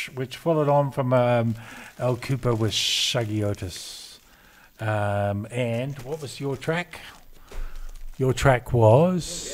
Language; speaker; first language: English; native; English